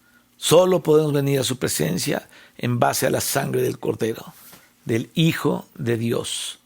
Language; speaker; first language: Spanish; native; Spanish